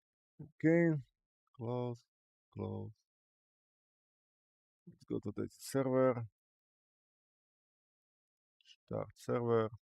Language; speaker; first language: English; non-native, learner; Slovak